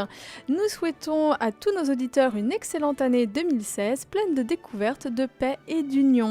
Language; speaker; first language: French; native; French